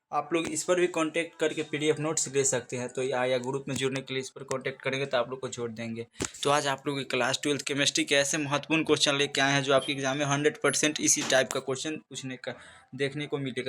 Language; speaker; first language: Hindi; native; Hindi